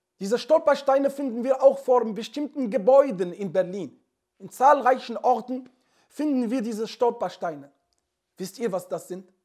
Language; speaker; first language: German; non-native, fluent; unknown